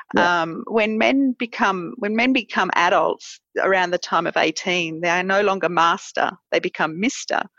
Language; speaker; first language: English; native; English